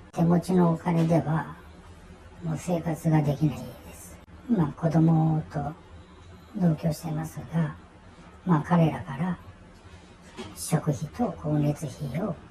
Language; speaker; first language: Japanese; native; Japanese